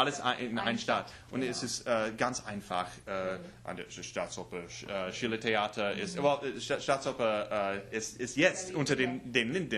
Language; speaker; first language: German; non-native, learner; English